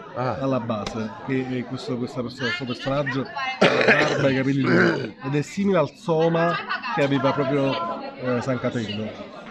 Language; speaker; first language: Italian; native; Italian